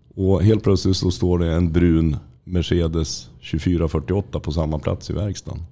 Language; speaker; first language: Swedish; native; Swedish